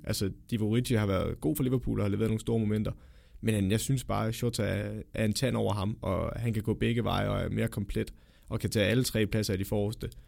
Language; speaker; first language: Danish; native; Danish